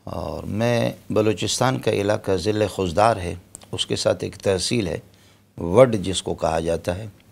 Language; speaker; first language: Urdu; non-native, local second language; Brahui